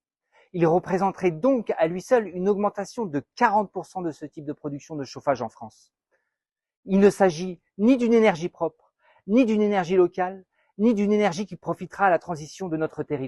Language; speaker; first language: French; native; French